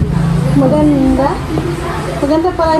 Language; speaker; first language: Filipino; non-native, local second language; Cebuano